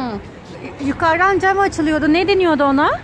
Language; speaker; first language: Turkish; native; Turkish